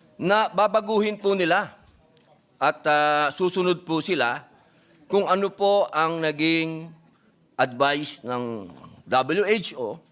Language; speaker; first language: Filipino; native; Filipino